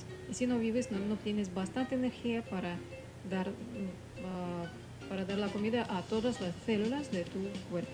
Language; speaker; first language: Spanish; non-native, fluent; Russian